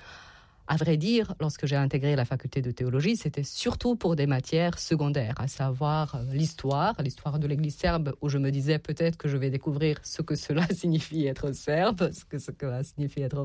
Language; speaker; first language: French; non-native, fluent; Serbian